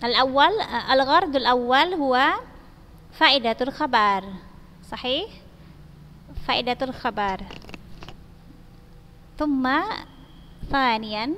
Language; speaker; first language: Arabic; non-native, fluent; Indonesian